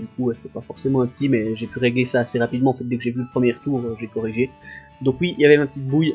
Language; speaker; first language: French; native; French